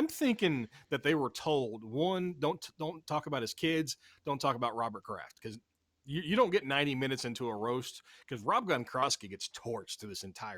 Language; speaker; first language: English; native; English